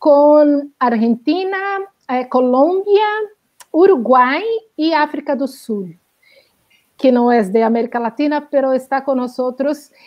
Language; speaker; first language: Spanish; non-native, learner; Portuguese